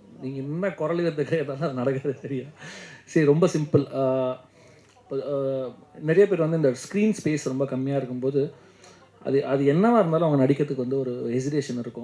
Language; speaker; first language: Tamil; native; Tamil